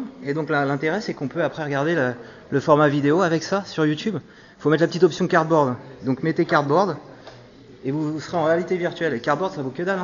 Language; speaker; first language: French; native; French